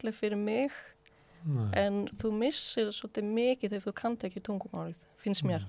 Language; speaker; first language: Icelandic; non-native, fluent; Swedish